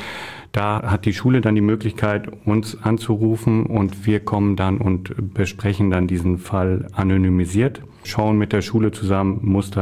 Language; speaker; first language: German; native; German